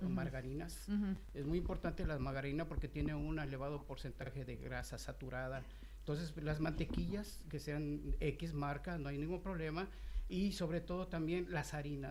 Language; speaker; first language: Spanish; native; Spanish